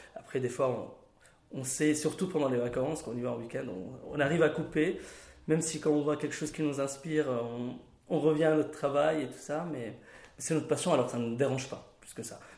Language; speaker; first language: French; non-native, local second language; Arabic